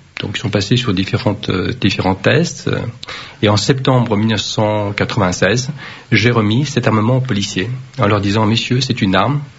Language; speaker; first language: French; early bilingual, other home language; Vietnamese